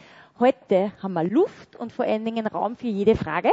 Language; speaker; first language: German; native; German